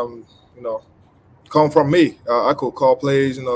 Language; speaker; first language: English; non-native, local second language; Igbo